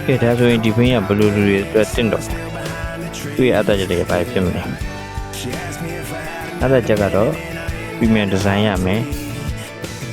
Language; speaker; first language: Burmese; native; Burmese